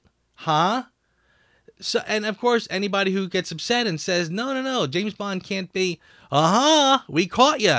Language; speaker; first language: English; native; English